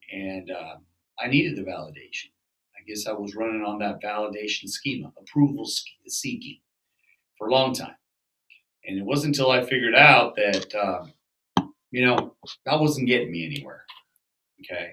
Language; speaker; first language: English; early bilingual, other home language; Spanish